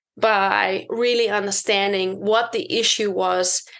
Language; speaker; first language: English; non-native, fluent; German